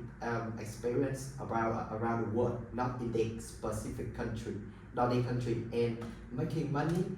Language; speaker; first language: English; non-native, learner; Vietnamese